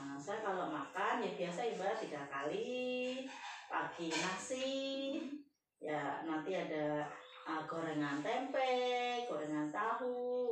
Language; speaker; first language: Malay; non-native, local second language; Javanese